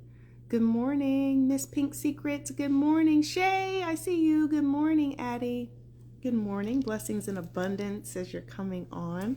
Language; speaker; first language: English; native; English